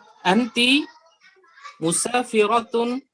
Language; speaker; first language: Arabic; non-native, learner; Indonesian